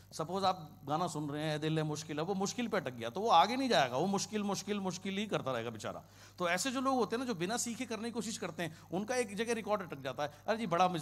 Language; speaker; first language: Hindi; non-native, local second language; Kannada